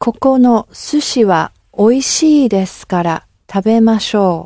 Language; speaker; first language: Japanese; non-native, learner; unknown